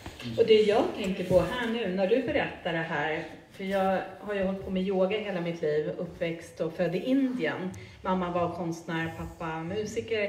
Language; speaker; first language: Swedish; native; Swedish